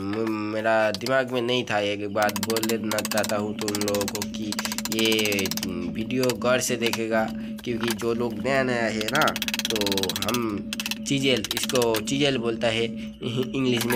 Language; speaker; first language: Hindi; non-native, local second language; Bangla